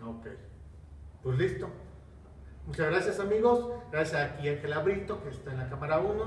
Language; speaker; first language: Spanish; native; Spanish